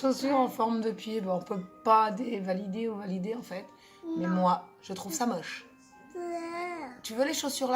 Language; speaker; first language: French; native; French